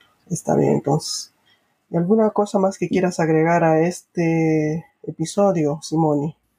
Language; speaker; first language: Spanish; native; Spanish